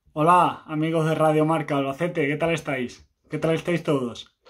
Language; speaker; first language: Spanish; native; Spanish